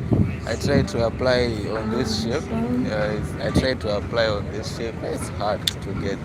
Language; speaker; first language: English; non-native, local second language; Shona